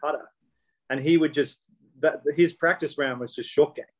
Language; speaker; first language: English; native; English